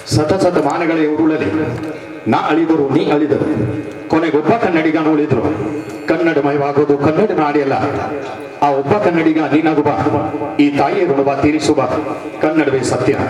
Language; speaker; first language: Kannada; non-native, local second language; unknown